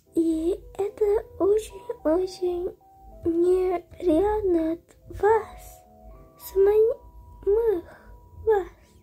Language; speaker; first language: Russian; early bilingual, heritage; Russian